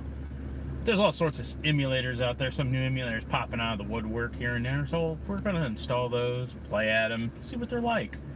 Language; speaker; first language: English; native; English